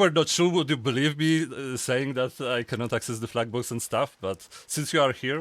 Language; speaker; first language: English; non-native, fluent; Polish